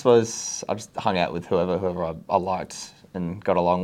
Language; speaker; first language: English; native; English